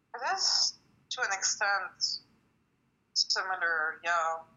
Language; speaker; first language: English; non-native, fluent; French